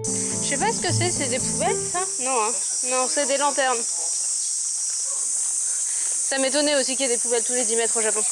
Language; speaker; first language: French; native; French